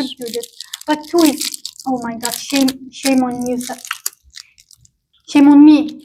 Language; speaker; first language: English; non-native, learner; Turkish